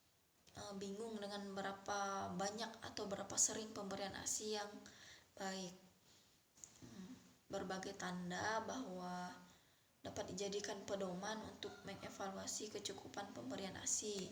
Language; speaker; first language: Indonesian; native; Indonesian